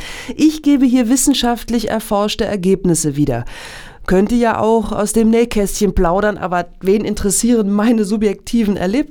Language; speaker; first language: German; native; German